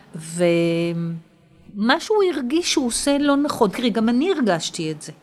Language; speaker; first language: Hebrew; native; Hebrew